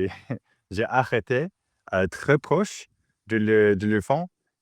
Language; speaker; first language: French; non-native, learner; English